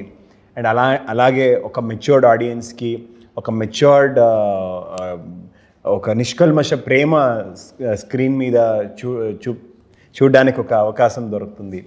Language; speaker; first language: Telugu; non-native, learner; Kannada